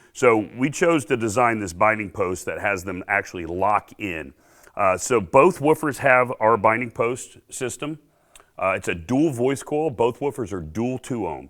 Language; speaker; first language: English; native; English